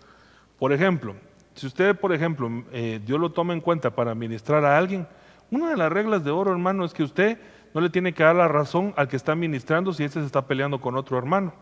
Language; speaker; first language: Spanish; native; Spanish